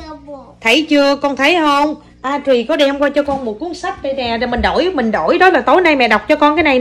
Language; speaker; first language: Vietnamese; native; Vietnamese